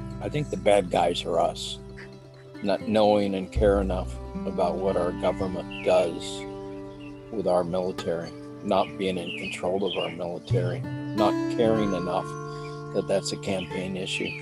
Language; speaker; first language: English; native; English